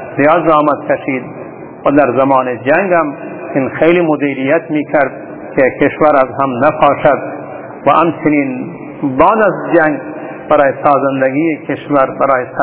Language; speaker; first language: Persian; non-native, local second language; Baluchi